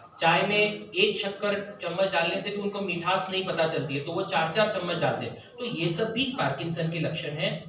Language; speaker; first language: Hindi; non-native, local second language; Marathi